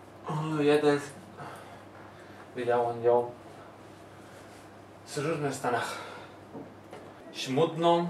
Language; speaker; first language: Polish; non-native, fluent; Spanish